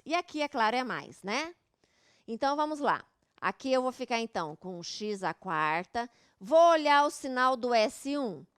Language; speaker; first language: Portuguese; native; Portuguese